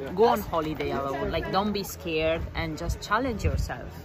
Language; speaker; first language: English; non-native, fluent; Italian